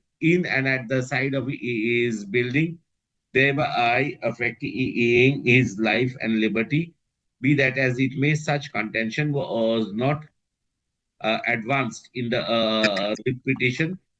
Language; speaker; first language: English; non-native, local second language; Bangla